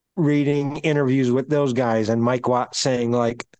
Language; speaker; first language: English; native; English